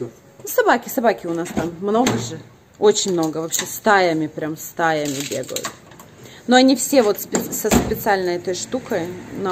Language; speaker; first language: Russian; native; Russian